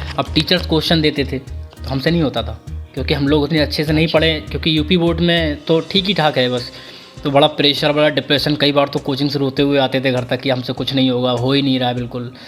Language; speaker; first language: Hindi; native; Hindi